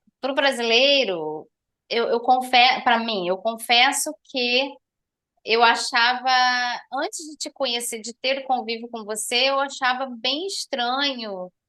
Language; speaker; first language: Portuguese; native; Portuguese